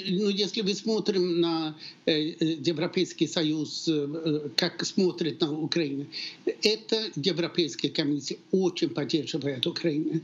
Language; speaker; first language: Russian; non-native, fluent; Swedish